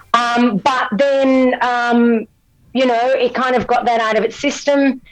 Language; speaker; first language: English; native; English